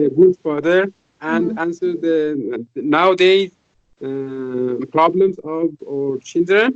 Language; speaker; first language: English; non-native, fluent; Persian